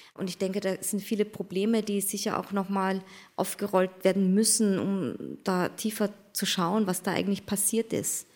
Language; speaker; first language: German; native; German